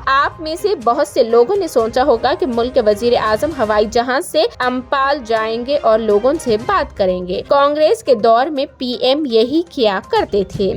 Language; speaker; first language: Urdu; native; Urdu